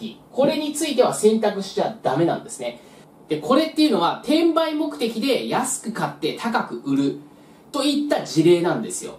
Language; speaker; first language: Japanese; native; Japanese